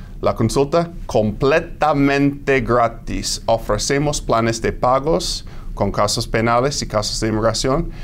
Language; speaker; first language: Spanish; non-native, fluent; English